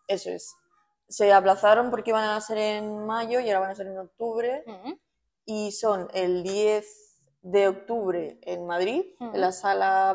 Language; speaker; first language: Spanish; native; Spanish